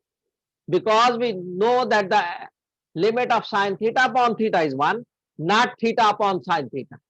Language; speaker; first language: English; non-native, local second language; Hindi